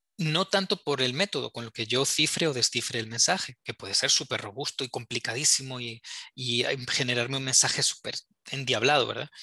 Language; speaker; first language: Spanish; native; Spanish